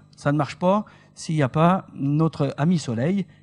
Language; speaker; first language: French; native; French